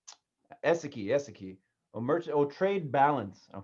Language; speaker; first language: Portuguese; non-native, learner; English